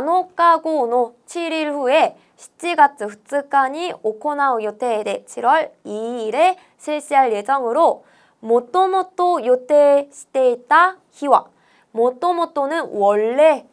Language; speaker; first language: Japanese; non-native, fluent; Korean